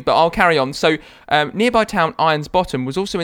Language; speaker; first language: English; native; English